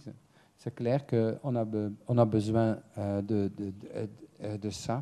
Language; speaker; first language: French; non-native, fluent; Dutch